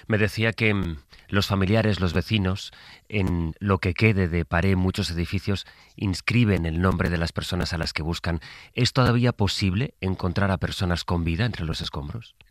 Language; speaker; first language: Spanish; native; Spanish